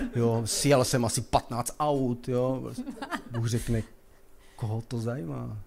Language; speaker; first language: Czech; native; Czech